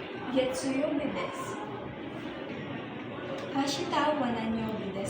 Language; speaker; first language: Japanese; non-native, learner; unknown